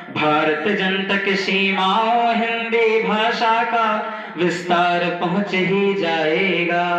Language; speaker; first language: Hindi; native; Hindi